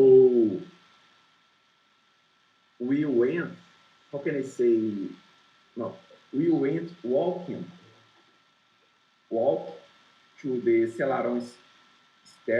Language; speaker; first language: English; non-native, learner; Portuguese